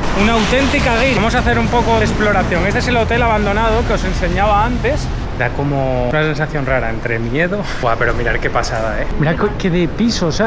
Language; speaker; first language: Spanish; native; Spanish